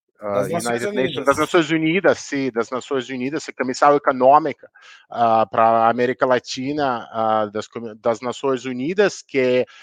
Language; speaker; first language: Portuguese; non-native, learner; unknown